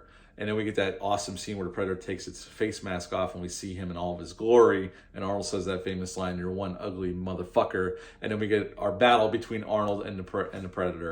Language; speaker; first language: English; native; English